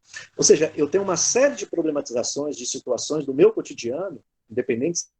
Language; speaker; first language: Portuguese; native; Portuguese